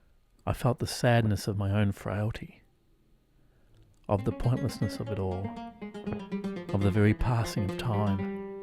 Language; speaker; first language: English; native; English